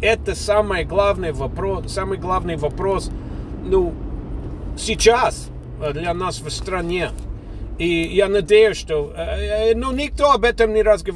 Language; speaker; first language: Russian; non-native, fluent; English